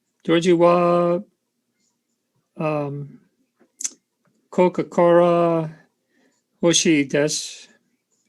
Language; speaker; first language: Japanese; non-native, learner; English